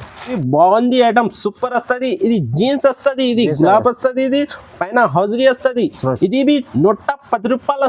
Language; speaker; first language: Telugu; non-native, local second language; Urdu